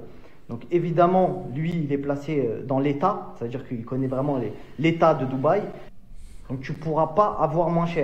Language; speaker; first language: French; native; French